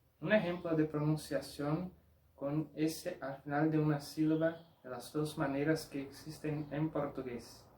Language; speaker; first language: Spanish; non-native, fluent; Portuguese